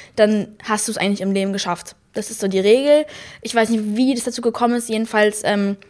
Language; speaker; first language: German; native; German